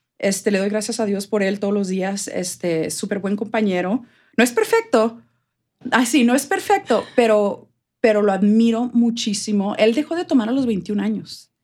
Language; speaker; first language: Spanish; native; Spanish